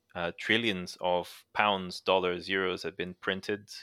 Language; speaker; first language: English; non-native, fluent; Portuguese